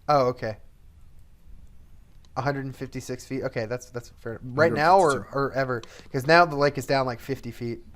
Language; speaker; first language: English; native; English